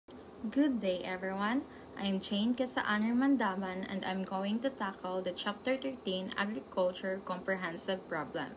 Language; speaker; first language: English; non-native, local second language; Cebuano